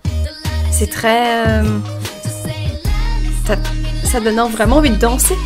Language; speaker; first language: French; native; French